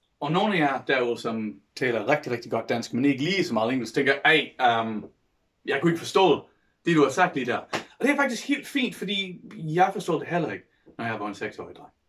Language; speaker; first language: Danish; non-native, fluent; English